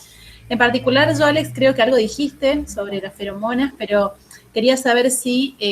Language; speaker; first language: Spanish; native; Spanish